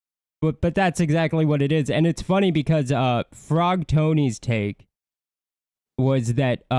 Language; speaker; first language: English; native; English